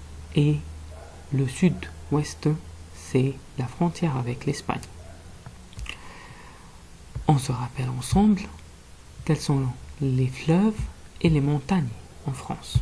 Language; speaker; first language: French; non-native, fluent; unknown